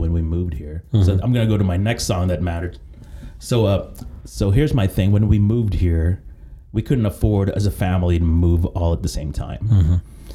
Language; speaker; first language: English; early bilingual, other home language; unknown